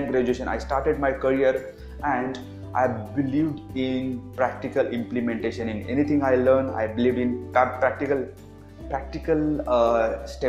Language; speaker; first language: English; non-native, local second language; Marathi